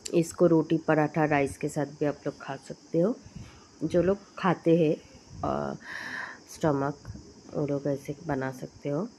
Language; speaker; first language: Hindi; non-native, local second language; Bangla